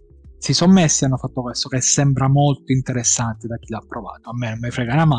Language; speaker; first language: Italian; native; Italian